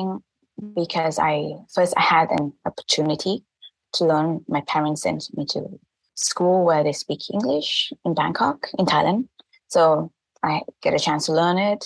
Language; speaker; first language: English; non-native, fluent; Thai